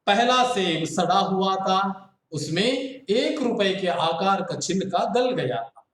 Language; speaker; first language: Hindi; non-native, local second language; Kannada